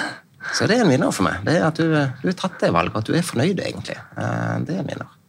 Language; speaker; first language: Norwegian; native; Norwegian